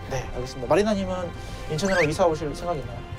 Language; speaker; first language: Korean; native; Korean